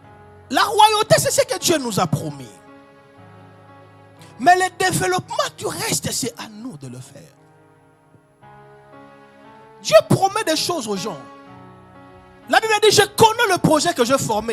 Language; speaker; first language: French; non-native, local second language; Lingala